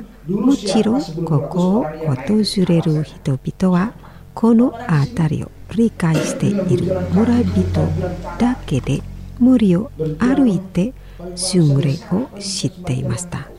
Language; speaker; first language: Japanese; non-native, fluent; Indonesian